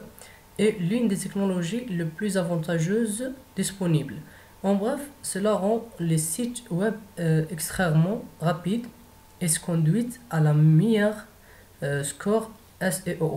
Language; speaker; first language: French; non-native, fluent; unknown